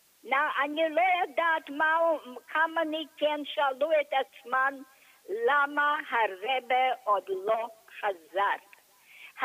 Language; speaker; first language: Hebrew; non-native, fluent; English